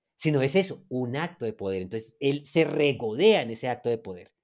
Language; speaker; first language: Spanish; native; Spanish